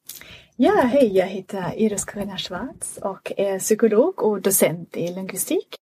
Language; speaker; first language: Swedish; non-native, fluent; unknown